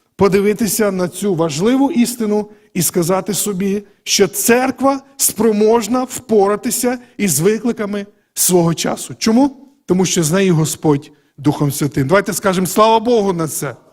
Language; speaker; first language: Ukrainian; native; Ukrainian